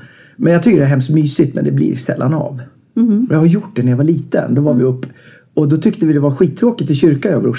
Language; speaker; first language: Swedish; native; Swedish